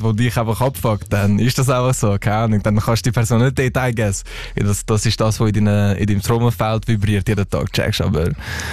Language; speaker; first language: Swiss German; non-native, local second language; English